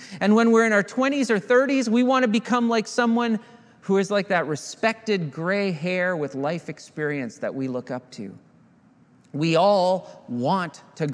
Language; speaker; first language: English; native; English